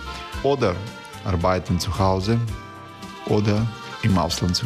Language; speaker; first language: German; non-native, learner; Croatian